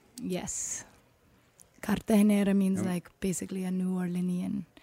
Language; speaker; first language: English; native; English